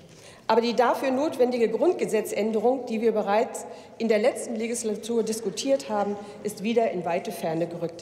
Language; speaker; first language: German; native; German